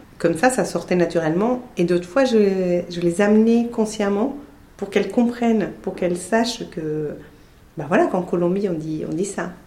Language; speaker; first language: French; non-native, fluent; Spanish